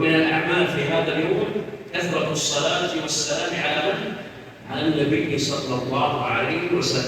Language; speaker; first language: Arabic; native; Arabic